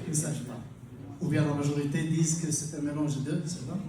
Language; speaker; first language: French; non-native, local second language; Arabic